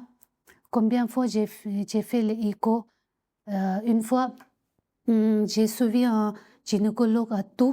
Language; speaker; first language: French; non-native, learner; Tibetan